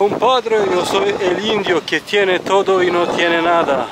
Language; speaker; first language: Spanish; non-native, learner; Romanian